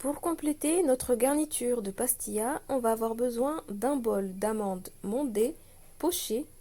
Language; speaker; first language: French; non-native, local second language; Arabic